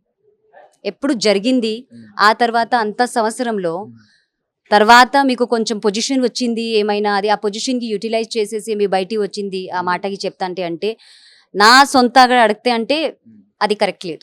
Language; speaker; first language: Telugu; non-native, learner; Hindi